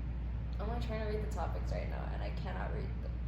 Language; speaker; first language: English; native; English